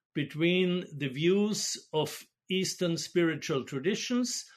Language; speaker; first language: English; non-native, fluent; German